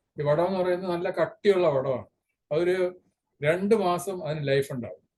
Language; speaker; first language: Malayalam; native; Malayalam